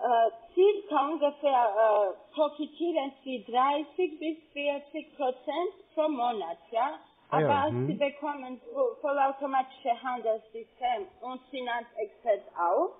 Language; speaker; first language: German; non-native, fluent; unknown